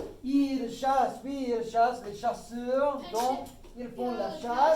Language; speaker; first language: French; non-native, fluent; English